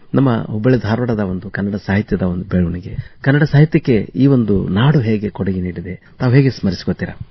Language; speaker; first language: Kannada; native; Kannada